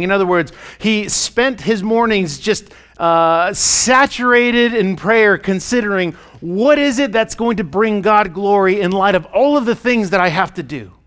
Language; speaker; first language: English; native; English